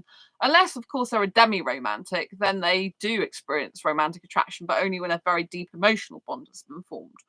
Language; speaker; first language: English; native; English